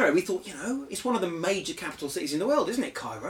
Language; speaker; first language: English; native; English